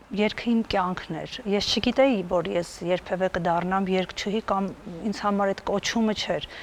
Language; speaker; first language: Armenian; native; Armenian